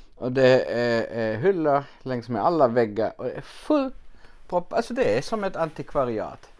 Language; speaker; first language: Swedish; non-native, fluent; German